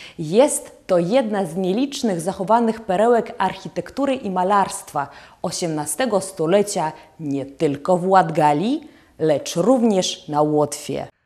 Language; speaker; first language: Polish; early bilingual, heritage; Polish